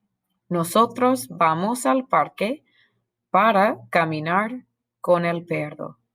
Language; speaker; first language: Spanish; non-native, fluent; English